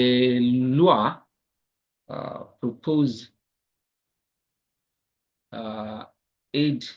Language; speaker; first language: French; non-native, learner; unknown